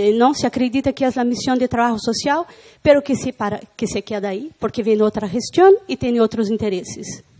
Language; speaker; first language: Spanish; non-native, learner; Portuguese